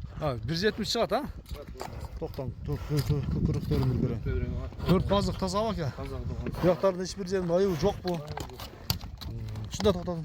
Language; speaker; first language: Kyrgyz; native; Kyrgyz